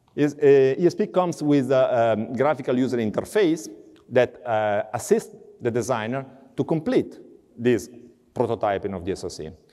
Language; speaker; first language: English; non-native, fluent; Italian